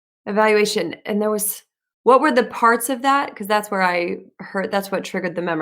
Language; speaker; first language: English; native; English